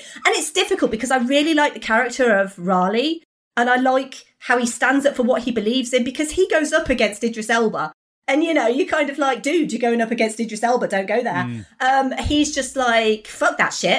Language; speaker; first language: English; native; English